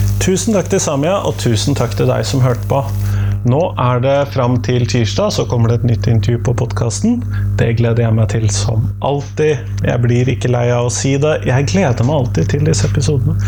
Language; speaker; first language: Norwegian; native; Norwegian